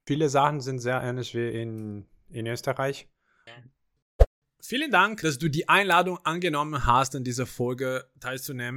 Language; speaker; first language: German; non-native, fluent; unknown